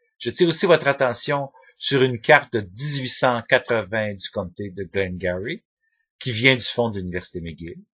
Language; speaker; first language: French; native; French